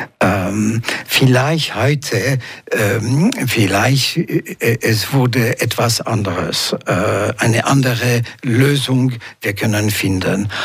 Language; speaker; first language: German; non-native, local second language; French